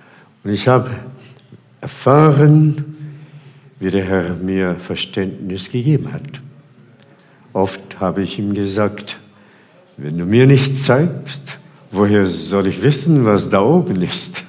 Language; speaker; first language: German; non-native, fluent; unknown